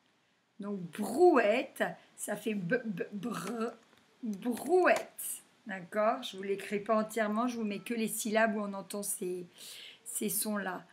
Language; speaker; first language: French; native; French